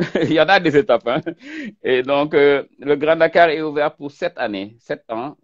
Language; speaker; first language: French; non-native, local second language; Wolof